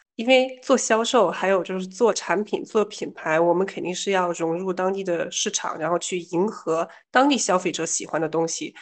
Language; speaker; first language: Chinese; early bilingual, heritage; Chinese